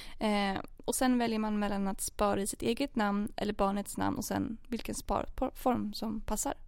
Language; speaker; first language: Swedish; native; Swedish